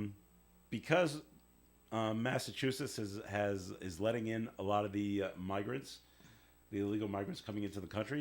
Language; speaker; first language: English; native; English